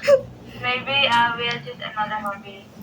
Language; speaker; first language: English; non-native, learner; Indonesian